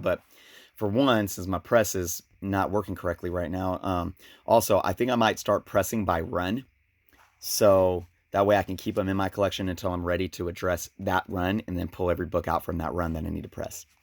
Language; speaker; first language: English; native; English